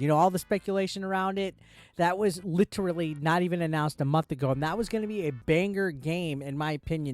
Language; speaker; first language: English; native; English